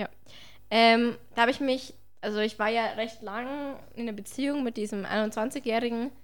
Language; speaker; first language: German; native; German